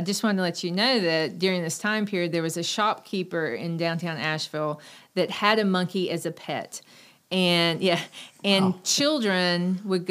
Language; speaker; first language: English; native; English